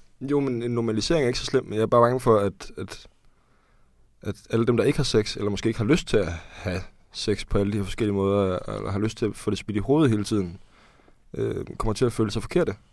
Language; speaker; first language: Danish; native; Danish